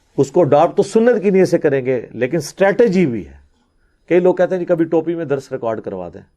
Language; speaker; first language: Urdu; non-native, local second language; Punjabi